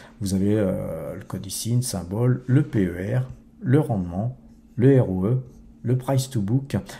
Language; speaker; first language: French; native; French